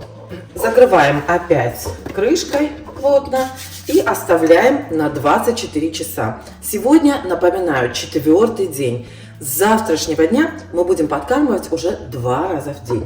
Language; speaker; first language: Russian; native; Russian